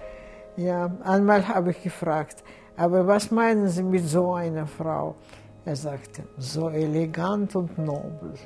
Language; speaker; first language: German; non-native, fluent; Russian